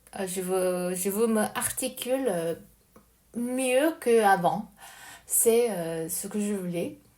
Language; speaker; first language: French; non-native, learner; Japanese